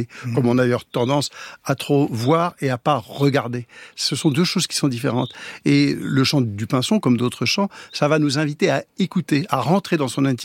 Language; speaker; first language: French; native; French